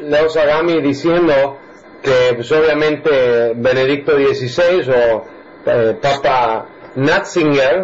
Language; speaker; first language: Spanish; native; Spanish